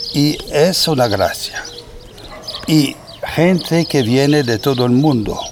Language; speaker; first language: Spanish; non-native, fluent; French